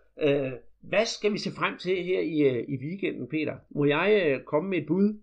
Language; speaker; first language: Danish; native; Danish